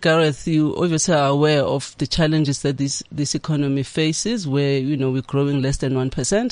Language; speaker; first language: English; non-native, local second language; Zulu